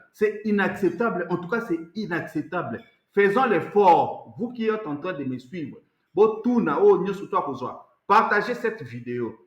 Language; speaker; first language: French; non-native, local second language; Lingala